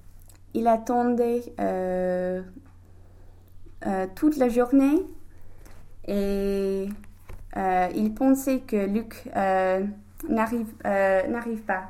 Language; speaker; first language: French; non-native, learner; English